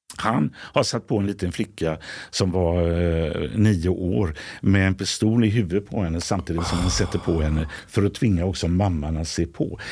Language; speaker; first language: Swedish; native; Swedish